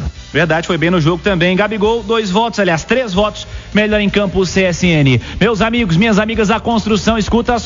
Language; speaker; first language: Portuguese; native; Portuguese